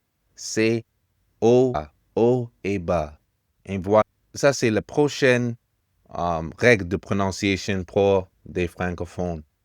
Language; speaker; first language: French; non-native, fluent; English